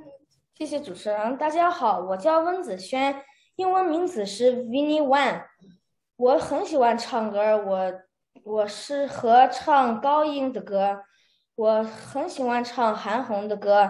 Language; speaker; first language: Chinese; early bilingual, heritage; Chinese